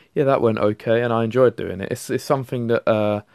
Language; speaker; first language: English; native; English